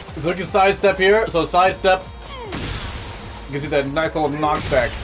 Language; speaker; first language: English; native; English